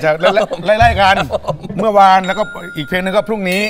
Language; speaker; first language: Thai; native; Thai